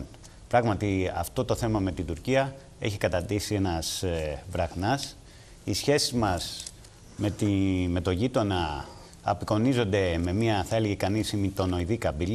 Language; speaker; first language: Greek; native; Greek